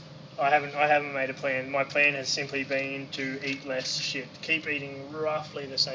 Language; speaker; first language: English; native; English